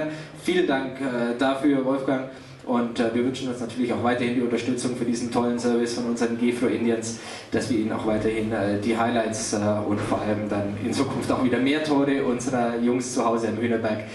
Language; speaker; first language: German; native; German